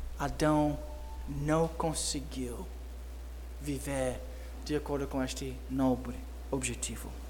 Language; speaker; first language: Portuguese; non-native, fluent; English